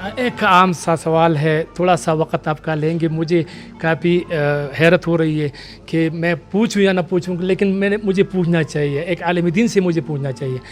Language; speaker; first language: Urdu; non-native, local second language; Pashto